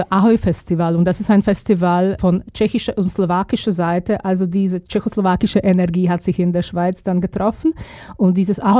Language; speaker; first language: German; non-native, fluent; Slovak